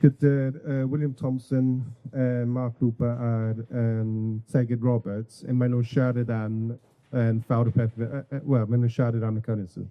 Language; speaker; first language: Welsh; non-native, fluent; English